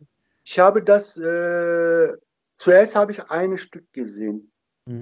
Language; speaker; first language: German; non-native, learner; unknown